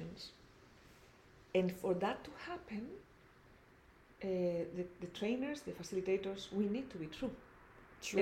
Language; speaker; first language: English; non-native, fluent; Spanish